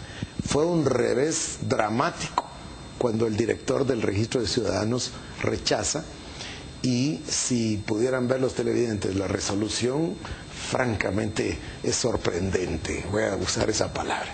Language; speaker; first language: Spanish; native; Spanish